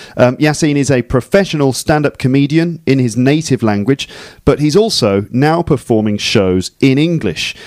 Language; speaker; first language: English; native; English